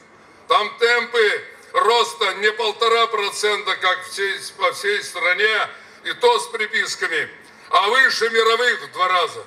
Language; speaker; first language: Russian; native; Russian